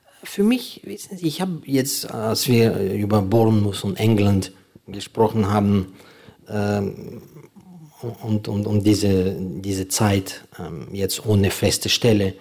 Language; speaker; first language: German; non-native, fluent; Ukrainian